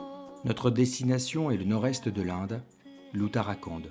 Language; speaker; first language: French; native; French